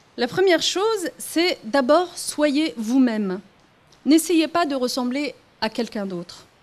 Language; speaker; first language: French; early bilingual, other home language; Riffian